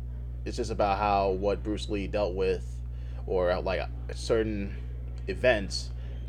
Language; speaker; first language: English; native; English